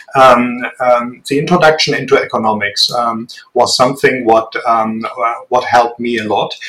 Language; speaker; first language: English; non-native, fluent; German